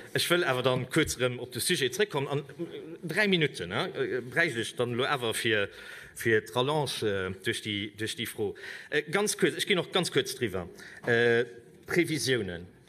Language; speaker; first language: Luxembourgish; native; Luxembourgish